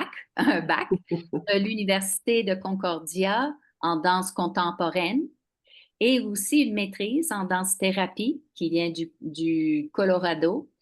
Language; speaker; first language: French; non-native, local second language; English